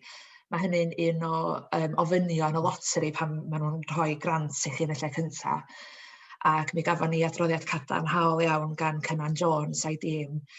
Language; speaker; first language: Welsh; native; Welsh